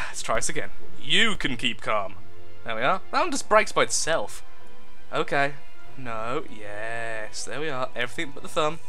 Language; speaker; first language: English; native; English